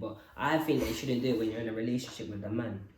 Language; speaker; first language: English; native; English